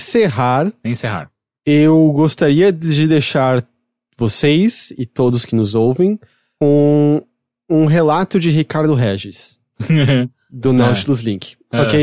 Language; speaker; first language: Portuguese; native; Portuguese